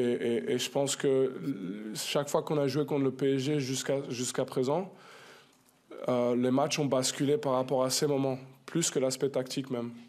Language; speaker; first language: French; native; French